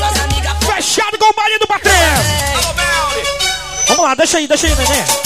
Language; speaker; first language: Portuguese; native; Portuguese